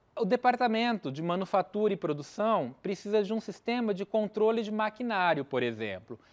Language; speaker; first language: Portuguese; native; Portuguese